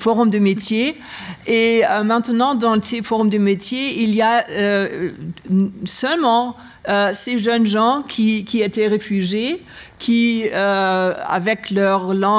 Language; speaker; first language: French; non-native, learner; German